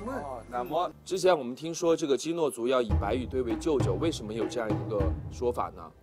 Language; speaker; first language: Chinese; native; Chinese